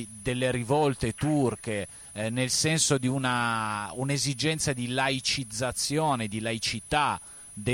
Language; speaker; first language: Italian; native; Italian